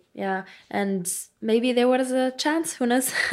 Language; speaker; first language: English; non-native, fluent; Arabic